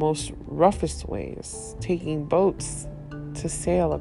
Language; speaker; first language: English; early bilingual, other home language; Haitian Creole